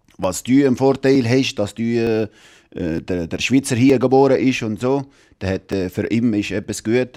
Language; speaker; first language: German; non-native, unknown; Arabic